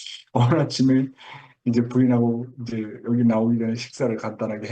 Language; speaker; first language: Korean; native; Korean